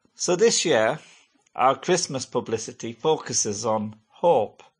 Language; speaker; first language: English; native; English